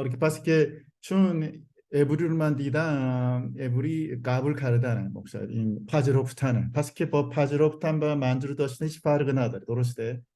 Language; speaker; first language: Persian; non-native, learner; Korean